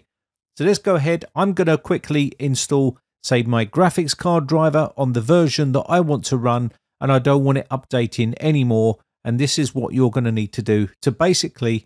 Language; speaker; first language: English; native; English